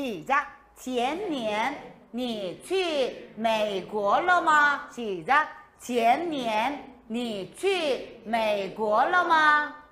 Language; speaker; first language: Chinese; non-native, fluent; Korean